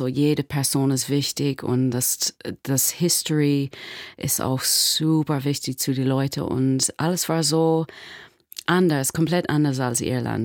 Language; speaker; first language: German; non-native, learner; English